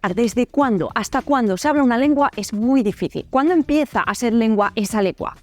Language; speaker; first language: Spanish; native; Spanish